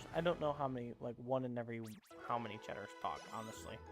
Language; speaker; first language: English; native; English